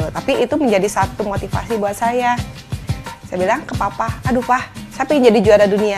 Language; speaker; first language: Indonesian; native; Indonesian